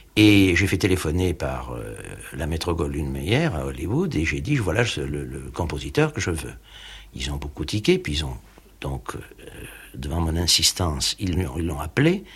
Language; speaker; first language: French; early bilingual, other home language; Armenian